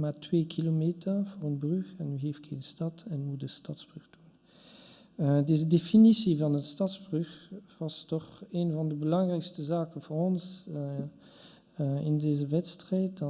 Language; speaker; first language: Dutch; non-native, local second language; French